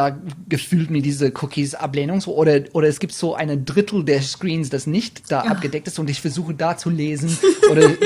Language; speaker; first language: German; non-native, fluent; English